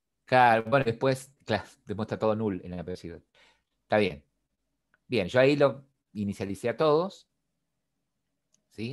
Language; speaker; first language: Spanish; native; Spanish